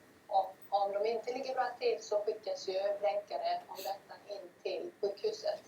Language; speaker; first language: Swedish; native; Swedish